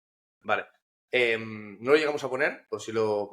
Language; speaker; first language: Spanish; native; Spanish